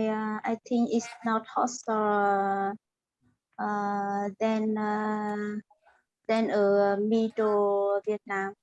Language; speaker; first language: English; non-native, learner; Vietnamese